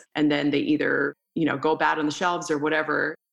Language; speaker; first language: English; early bilingual, other home language; Romanian